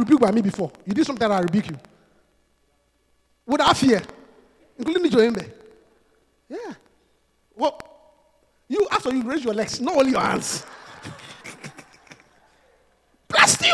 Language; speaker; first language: English; non-native, local second language; Akan